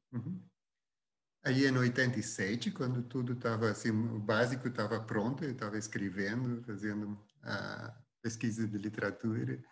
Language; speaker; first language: Portuguese; non-native, fluent; Dutch